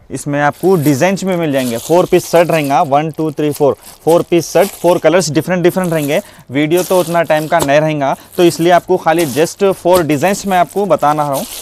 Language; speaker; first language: Hindi; native; Hindi